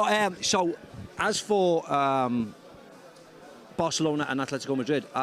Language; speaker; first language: English; native; English